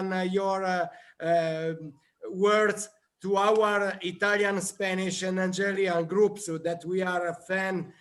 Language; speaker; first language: English; non-native, learner; Italian